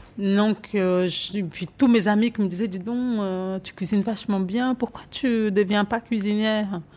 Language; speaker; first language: French; non-native, fluent; Portuguese